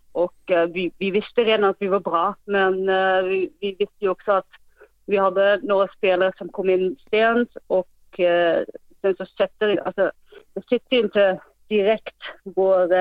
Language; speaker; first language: Swedish; non-native, fluent; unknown